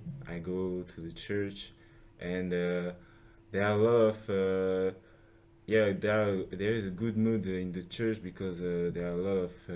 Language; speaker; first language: English; non-native, local second language; French